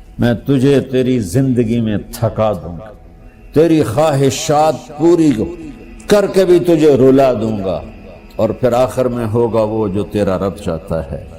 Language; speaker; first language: Urdu; non-native, local second language; Punjabi